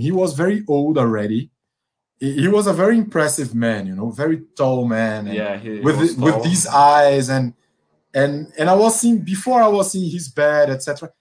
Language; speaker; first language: English; non-native, fluent; Portuguese